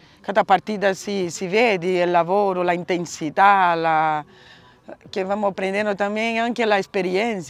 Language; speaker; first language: Italian; non-native, learner; Portuguese